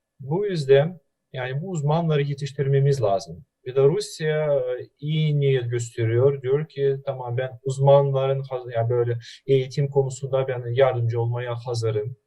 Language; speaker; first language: Turkish; non-native, fluent; Russian